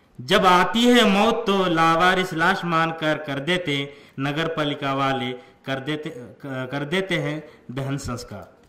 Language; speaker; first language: Hindi; non-native, local second language; Urdu